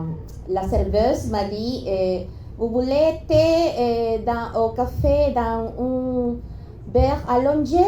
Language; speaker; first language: French; non-native, fluent; Spanish